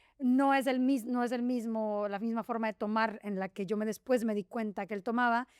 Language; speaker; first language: Spanish; native; Spanish